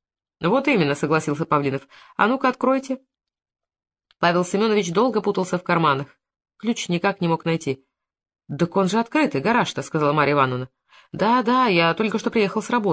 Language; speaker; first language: Russian; native; Russian